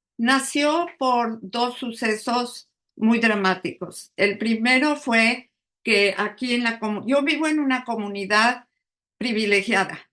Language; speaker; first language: Spanish; native; Spanish